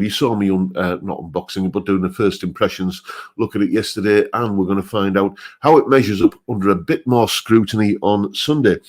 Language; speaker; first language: English; native; English